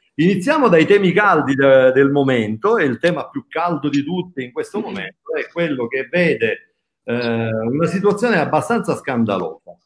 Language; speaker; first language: Italian; native; Italian